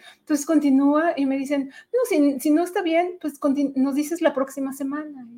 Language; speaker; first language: Spanish; native; Spanish